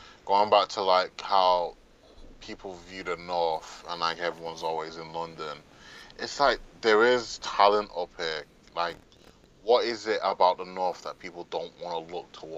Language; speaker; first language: English; native; English